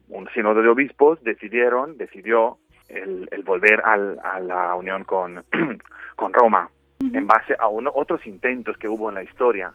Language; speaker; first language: Spanish; non-native, fluent; Romanian